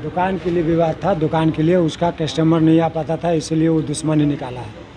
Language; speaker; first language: Hindi; native; Hindi